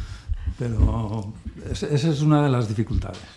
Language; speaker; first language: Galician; non-native, local second language; Spanish